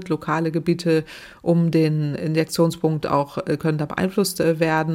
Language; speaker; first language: German; native; German